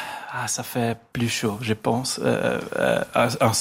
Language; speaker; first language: French; non-native, learner; German